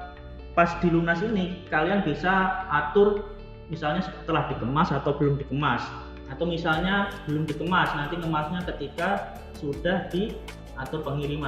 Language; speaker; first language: Indonesian; native; Indonesian